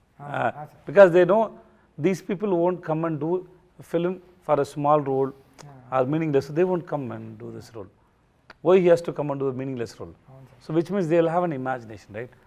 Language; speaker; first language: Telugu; non-native, local second language; Tamil